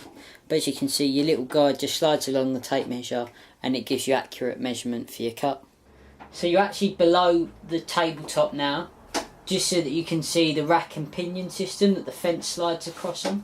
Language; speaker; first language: English; native; English